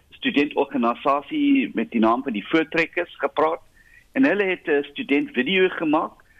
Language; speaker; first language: Afrikaans; non-native, local second language; English